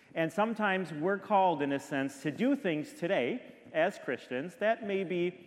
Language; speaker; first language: English; native; English